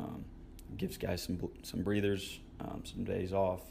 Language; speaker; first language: English; native; English